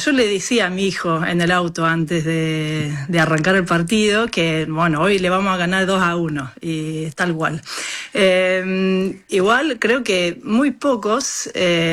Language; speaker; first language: Spanish; non-native, fluent; Norwegian